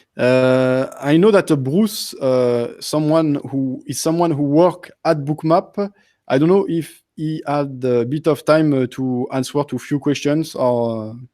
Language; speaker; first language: English; non-native, learner; French